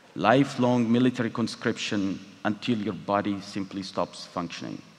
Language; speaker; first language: English; non-native, fluent; Tigrinya